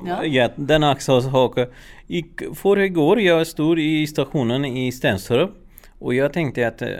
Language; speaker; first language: Swedish; non-native, learner; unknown